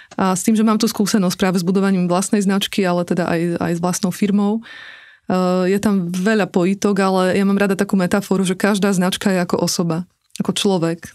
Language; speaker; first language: Slovak; native; Slovak